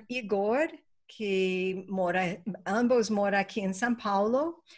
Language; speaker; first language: Portuguese; non-native, fluent; Spanish